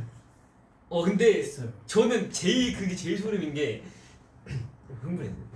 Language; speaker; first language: Korean; early bilingual, heritage; Korean